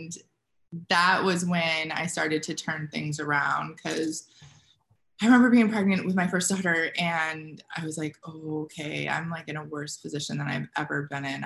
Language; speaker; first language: English; native; English